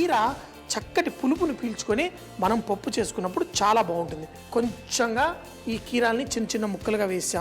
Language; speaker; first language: Telugu; native; Telugu